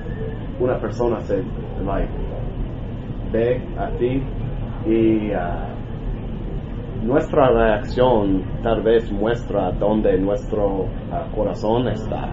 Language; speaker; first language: Spanish; non-native, learner; English